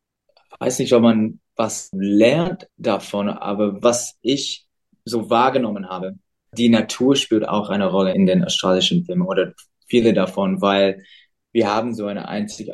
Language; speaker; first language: German; non-native, fluent; English